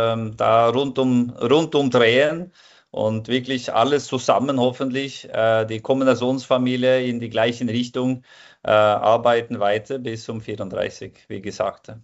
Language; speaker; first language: German; non-native, fluent; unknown